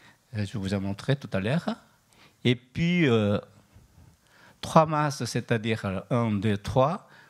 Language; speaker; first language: French; non-native, learner; Korean